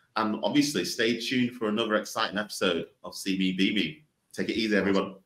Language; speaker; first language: English; native; English